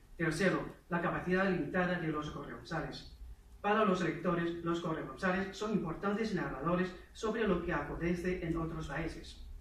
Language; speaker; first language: Spanish; non-native, fluent; Chinese